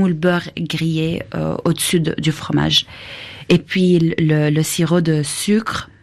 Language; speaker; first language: French; non-native, fluent; Arabic